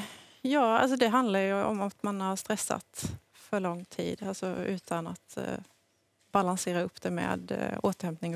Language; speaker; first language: Swedish; native; Swedish